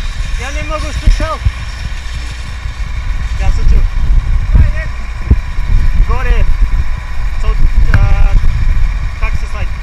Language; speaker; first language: Russian; non-native, learner; English